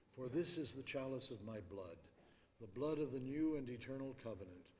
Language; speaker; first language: English; native; English